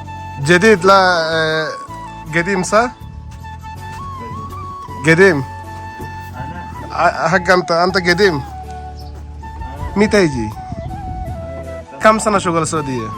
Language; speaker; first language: Arabic; non-native, learner; Bangla